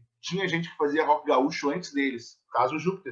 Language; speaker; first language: Portuguese; native; Portuguese